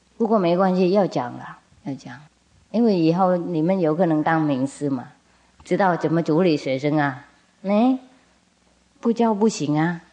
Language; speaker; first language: Chinese; non-native, fluent; Vietnamese